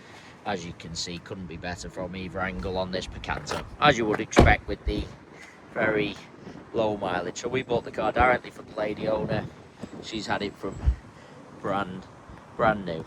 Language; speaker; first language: English; native; English